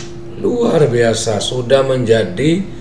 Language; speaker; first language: Indonesian; native; Indonesian